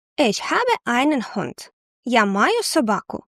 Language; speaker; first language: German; non-native, fluent; Ukrainian